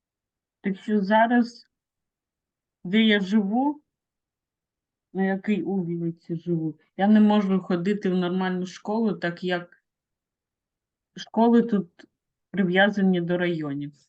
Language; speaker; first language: Ukrainian; non-native, local second language; Russian